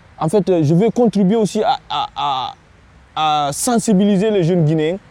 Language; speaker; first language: French; non-native, local second language; Fula